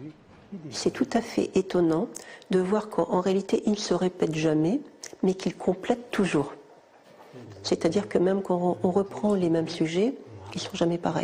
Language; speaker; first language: French; native; French